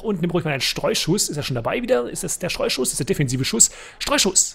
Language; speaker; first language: German; native; German